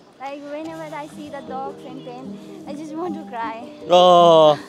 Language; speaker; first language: English; non-native, local second language; Nepali